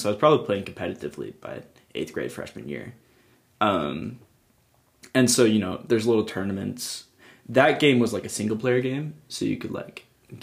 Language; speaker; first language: English; native; English